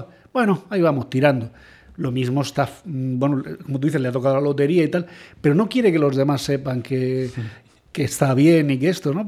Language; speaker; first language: Spanish; native; Spanish